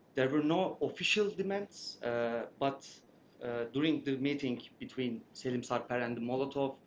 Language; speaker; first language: English; non-native, fluent; Turkish